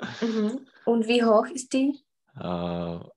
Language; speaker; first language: German; non-native, fluent; Czech